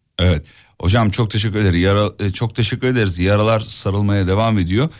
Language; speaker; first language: Turkish; native; Turkish